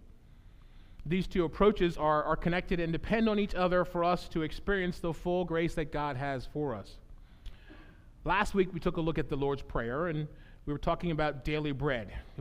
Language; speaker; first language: English; native; English